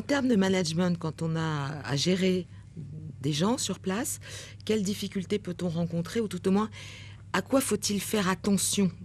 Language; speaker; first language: French; native; French